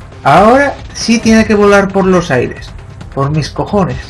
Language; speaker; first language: Spanish; native; Spanish